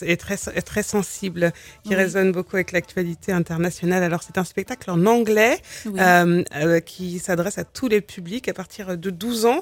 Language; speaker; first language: French; native; French